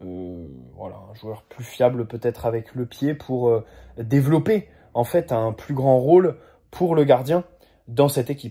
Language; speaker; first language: French; native; French